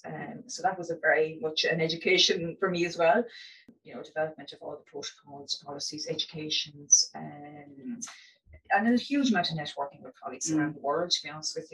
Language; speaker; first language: English; native; English